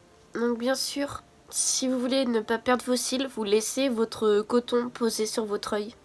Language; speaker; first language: French; native; French